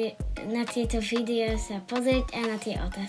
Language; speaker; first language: Slovak; early bilingual, heritage; Slovak